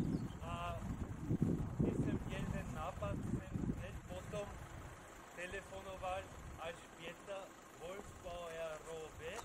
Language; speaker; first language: Czech; non-native, fluent; German